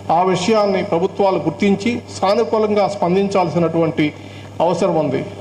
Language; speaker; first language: Telugu; native; Telugu